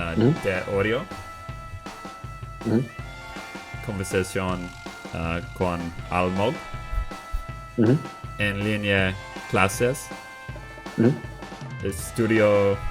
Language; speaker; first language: Spanish; non-native, learner; English